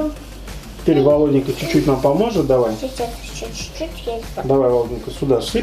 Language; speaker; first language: Russian; native; Russian